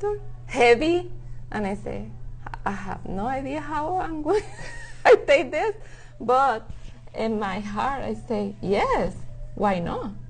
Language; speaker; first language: English; non-native, local second language; Spanish